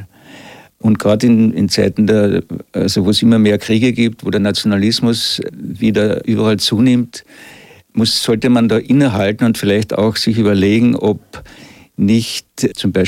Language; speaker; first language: German; native; German